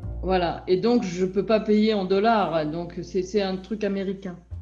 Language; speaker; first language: French; native; French